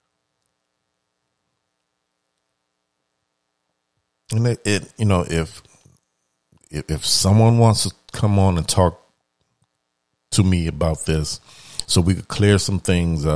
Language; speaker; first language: English; native; English